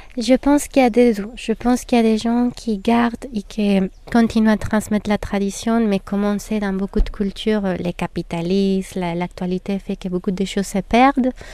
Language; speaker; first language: French; non-native, fluent; Spanish